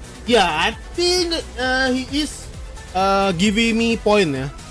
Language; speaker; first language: English; non-native, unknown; Indonesian